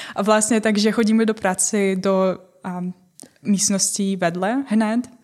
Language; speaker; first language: Czech; non-native, fluent; Ukrainian